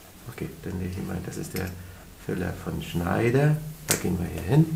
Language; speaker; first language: German; native; German